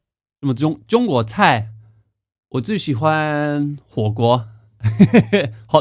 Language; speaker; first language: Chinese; non-native, learner; English